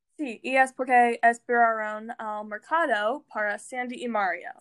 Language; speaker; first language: Spanish; non-native, learner; English